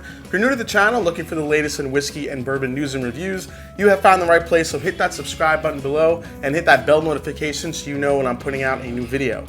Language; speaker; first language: English; native; English